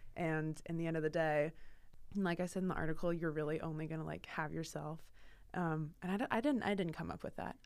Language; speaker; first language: English; native; English